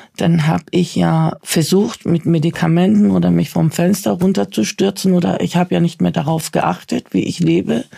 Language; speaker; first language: German; early bilingual, other home language; Turkish